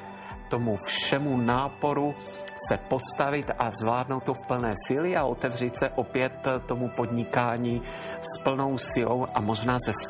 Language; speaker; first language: Czech; native; Czech